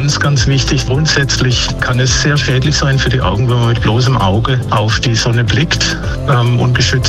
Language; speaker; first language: German; native; German